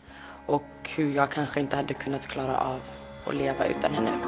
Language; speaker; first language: Swedish; early bilingual, other home language; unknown